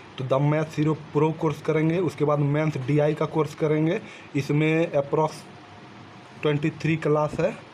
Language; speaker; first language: Hindi; native; Hindi